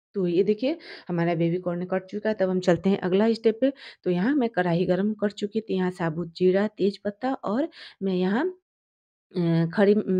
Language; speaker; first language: Hindi; native; Hindi